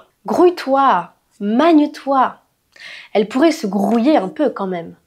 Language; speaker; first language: French; native; French